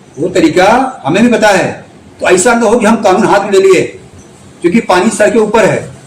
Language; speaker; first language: Hindi; native; Hindi